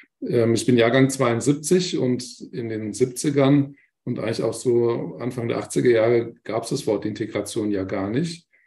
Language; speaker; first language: German; early bilingual, other home language; Turkish